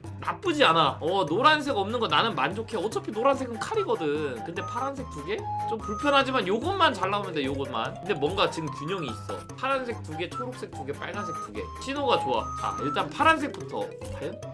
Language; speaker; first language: Korean; native; Korean